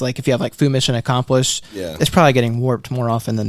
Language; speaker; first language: English; native; English